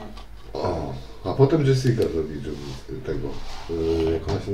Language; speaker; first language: Polish; native; Polish